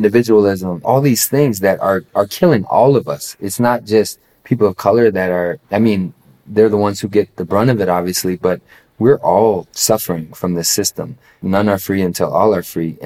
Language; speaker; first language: English; native; English